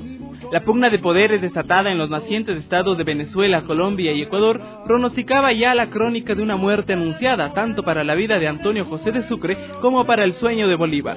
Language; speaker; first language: Spanish; native; Spanish